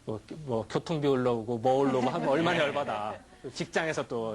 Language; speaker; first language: Korean; native; Korean